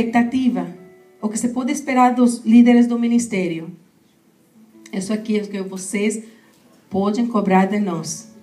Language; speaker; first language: Portuguese; non-native, fluent; Spanish